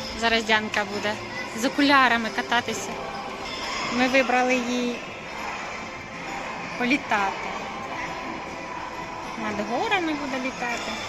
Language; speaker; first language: Ukrainian; native; Ukrainian